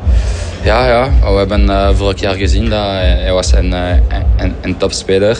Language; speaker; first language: Dutch; non-native, fluent; French